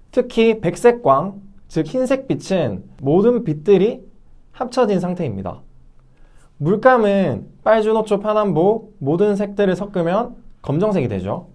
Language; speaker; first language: Korean; native; Korean